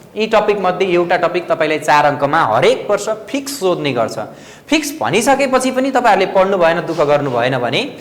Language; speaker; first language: Nepali; native; Nepali